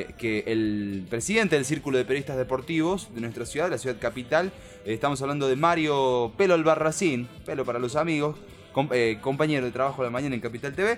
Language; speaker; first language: Spanish; native; Spanish